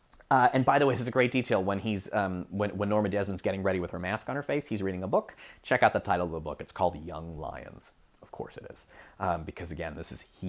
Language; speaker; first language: English; native; English